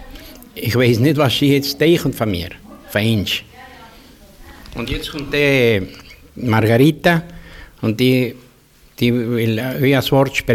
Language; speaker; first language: German; early bilingual, heritage; German